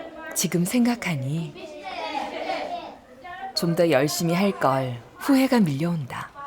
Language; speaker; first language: Korean; native; Korean